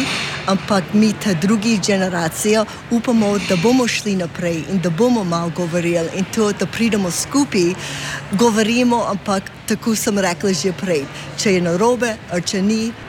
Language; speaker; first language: Slovenian; early bilingual, heritage; Slovenian